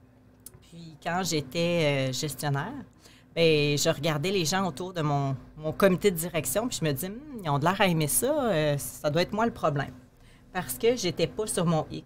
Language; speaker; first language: French; native; French